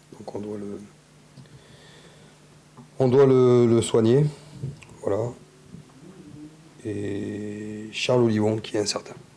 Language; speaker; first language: French; native; French